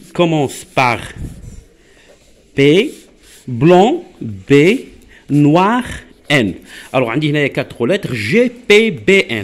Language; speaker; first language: French; non-native, local second language; Arabic